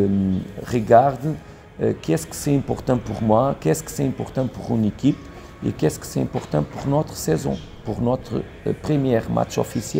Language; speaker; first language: French; non-native, learner; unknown